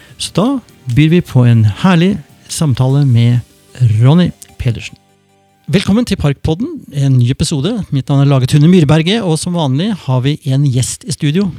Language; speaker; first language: Norwegian; native; Norwegian